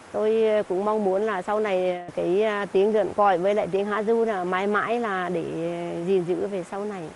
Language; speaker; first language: Vietnamese; non-native, local second language; Tày